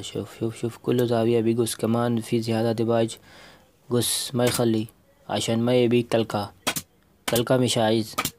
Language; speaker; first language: Arabic; non-native, learner; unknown